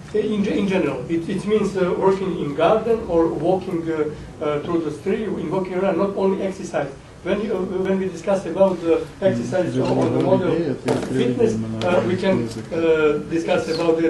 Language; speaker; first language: English; non-native, fluent; Serbian